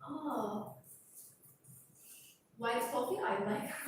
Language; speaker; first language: English; non-native, learner; Indonesian